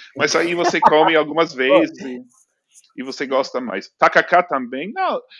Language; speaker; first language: Portuguese; non-native, fluent; English